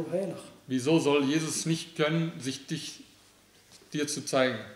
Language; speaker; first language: German; early bilingual, other home language; Aramaic